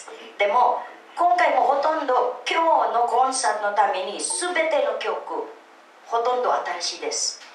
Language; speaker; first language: Japanese; non-native, fluent; Filipino